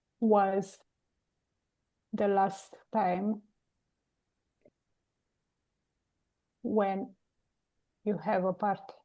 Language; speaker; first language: English; non-native, learner; Romanian